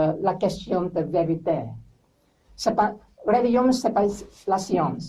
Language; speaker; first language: French; non-native, learner; English